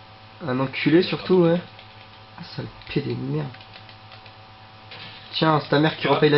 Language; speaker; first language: French; native; French